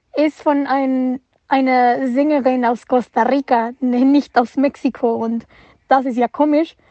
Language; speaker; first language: German; non-native, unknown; Spanish